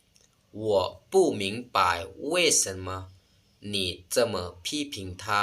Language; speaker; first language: Chinese; non-native, fluent; Lao